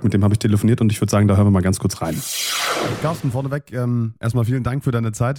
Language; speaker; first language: German; native; German